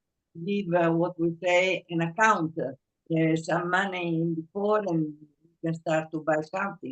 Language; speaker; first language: English; non-native, fluent; Italian